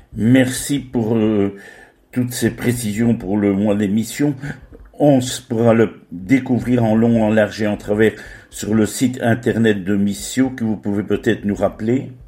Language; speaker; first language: French; native; French